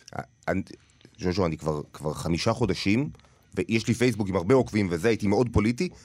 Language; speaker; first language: Hebrew; native; Hebrew